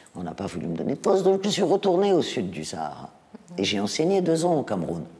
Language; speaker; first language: French; native; French